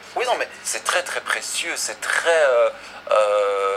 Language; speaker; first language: French; native; French